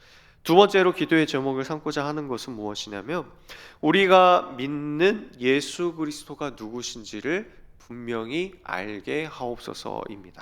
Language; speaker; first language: Korean; native; Korean